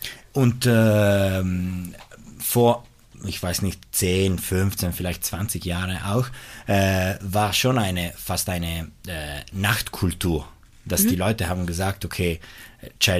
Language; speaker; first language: German; non-native, local second language; Italian